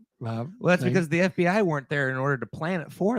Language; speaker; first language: English; native; English